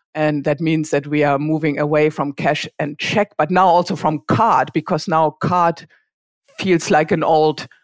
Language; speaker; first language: English; non-native, fluent; German